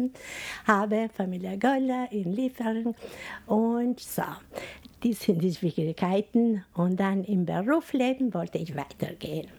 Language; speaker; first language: German; non-native, fluent; Albanian